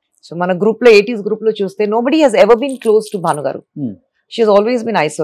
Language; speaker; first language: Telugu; non-native, learner; Tamil